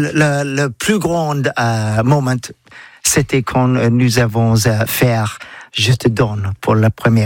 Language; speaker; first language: French; non-native, learner; English